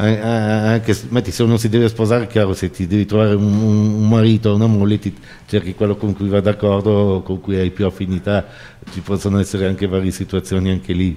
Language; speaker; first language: Italian; native; Italian